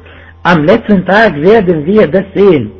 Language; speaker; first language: German; non-native, fluent; Arabic